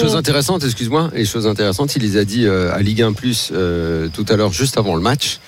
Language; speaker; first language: French; native; French